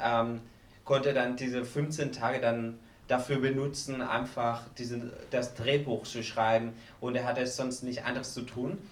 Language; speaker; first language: German; non-native, fluent; Spanish